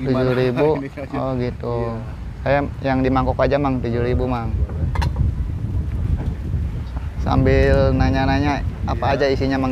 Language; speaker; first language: Indonesian; native; Indonesian